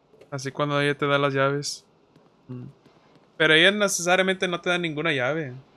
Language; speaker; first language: Spanish; early bilingual, heritage; Spanish